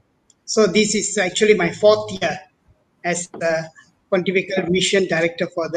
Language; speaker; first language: English; non-native, local second language; Tamil